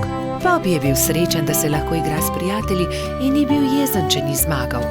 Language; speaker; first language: Slovenian; native; Slovenian